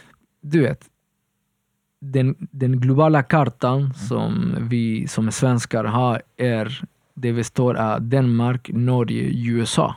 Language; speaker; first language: Swedish; non-native, fluent; Spanish